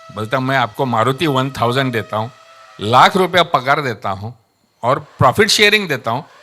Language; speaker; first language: Hindi; non-native, local second language; Marathi